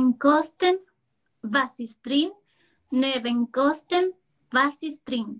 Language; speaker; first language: German; non-native, learner; Spanish